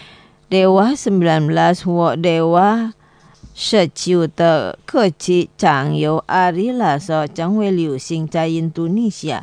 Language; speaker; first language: Chinese; non-native, learner; Indonesian